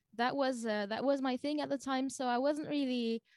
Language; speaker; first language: English; non-native, fluent; French